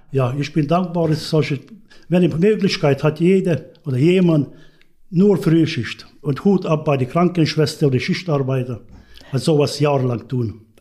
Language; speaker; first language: German; non-native, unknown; Hungarian